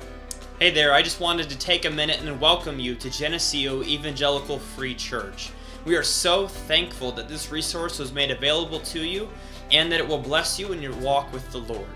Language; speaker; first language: English; native; English